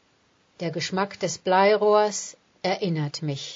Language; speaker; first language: German; native; German